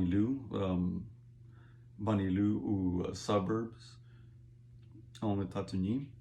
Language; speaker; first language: French; non-native, learner; English